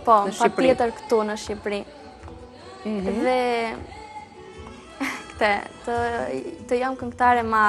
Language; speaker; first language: Albanian; early bilingual, heritage; Albanian